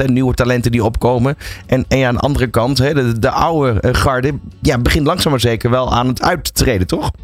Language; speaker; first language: Dutch; native; Dutch